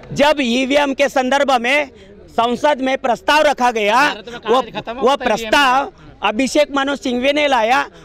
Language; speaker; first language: Hindi; non-native, local second language; Marathi